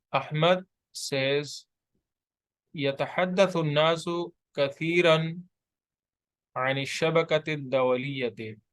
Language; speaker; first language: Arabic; non-native, fluent; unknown